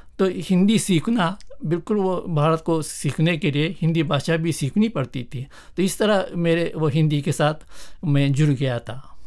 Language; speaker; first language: Hindi; non-native, fluent; Japanese